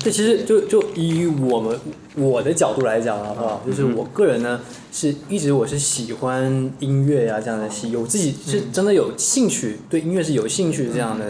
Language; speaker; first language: Chinese; native; Chinese